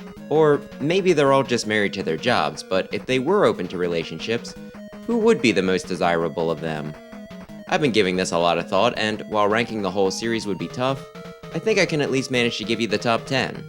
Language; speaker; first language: English; native; English